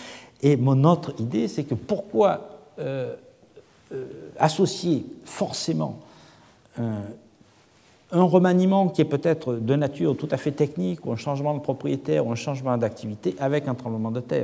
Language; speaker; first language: French; native; French